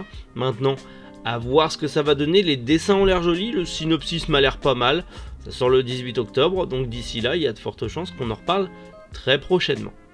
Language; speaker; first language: French; native; French